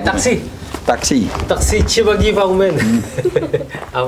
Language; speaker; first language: French; early bilingual, other home language; Vietnamese